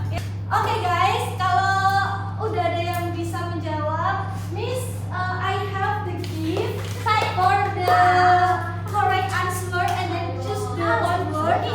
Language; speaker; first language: English; non-native, learner; Indonesian